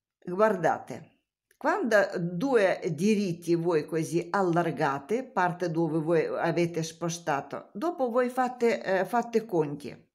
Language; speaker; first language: Italian; non-native, learner; Russian